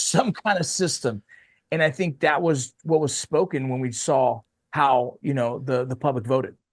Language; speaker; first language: English; native; English